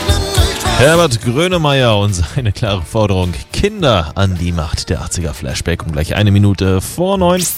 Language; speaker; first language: German; native; German